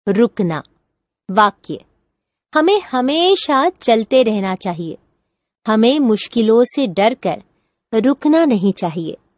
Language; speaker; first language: Hindi; non-native, local second language; Gujarati